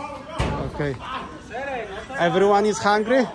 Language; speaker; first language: English; non-native, learner; Polish